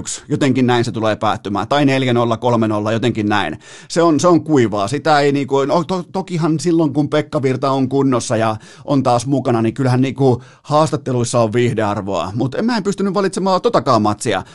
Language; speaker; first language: Finnish; native; Finnish